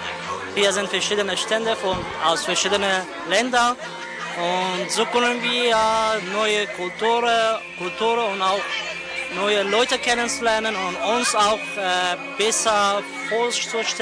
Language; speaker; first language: German; non-native, fluent; Persian